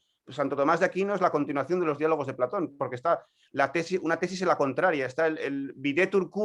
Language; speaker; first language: Spanish; native; Spanish